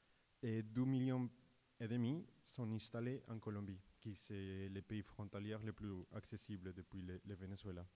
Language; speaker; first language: French; non-native, fluent; Spanish